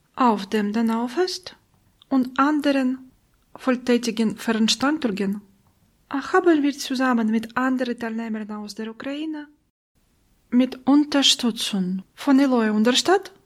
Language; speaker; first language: German; non-native, learner; Russian